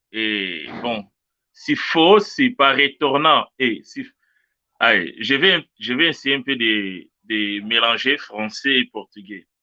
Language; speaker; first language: French; non-native, local second language; Luba-Lulua